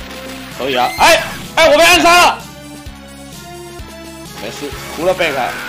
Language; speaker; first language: Chinese; native; Chinese